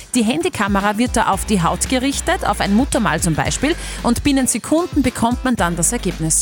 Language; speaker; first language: German; native; German